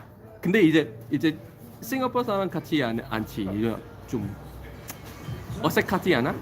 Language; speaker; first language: Korean; non-native, fluent; English